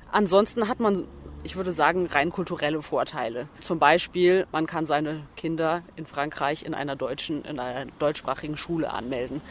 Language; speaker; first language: German; native; German